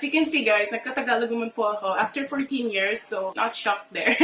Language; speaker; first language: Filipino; non-native, learner; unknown